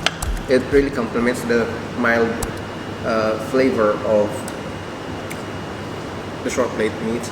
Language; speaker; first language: English; non-native, local second language; Filipino